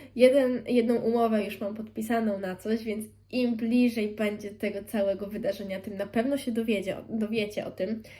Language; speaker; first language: Polish; early bilingual, heritage; Polish